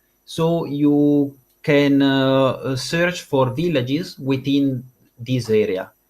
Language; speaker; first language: English; non-native, fluent; Italian